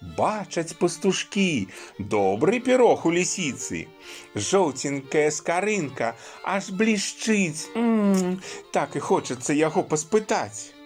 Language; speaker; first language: Belarusian; native; Belarusian